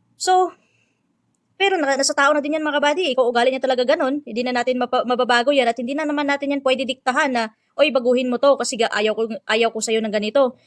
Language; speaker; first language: Filipino; non-native, local second language; Hiligaynon